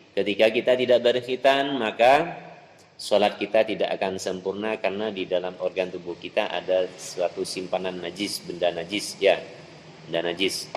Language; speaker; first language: Indonesian; native; Indonesian